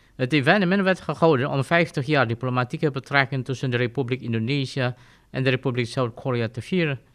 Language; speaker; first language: Dutch; non-native, fluent; Indonesian